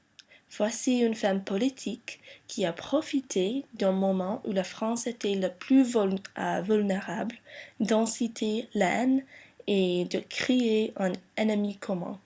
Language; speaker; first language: French; non-native, learner; English